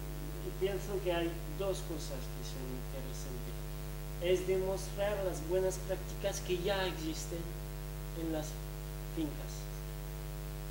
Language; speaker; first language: Spanish; non-native, fluent; French